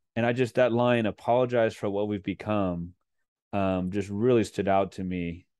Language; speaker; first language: English; native; English